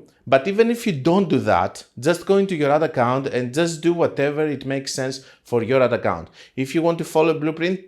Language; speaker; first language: English; non-native, fluent; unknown